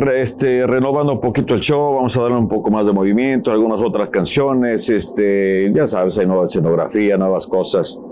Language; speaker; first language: Spanish; native; Spanish